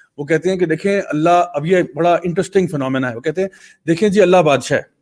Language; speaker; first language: Urdu; native; Urdu